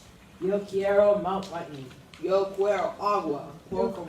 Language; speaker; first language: Spanish; non-native, learner; English